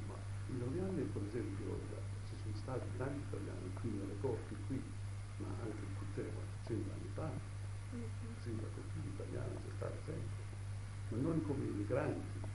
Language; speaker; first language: Italian; early bilingual, heritage; Italian